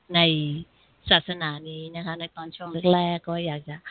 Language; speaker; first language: Thai; native; Thai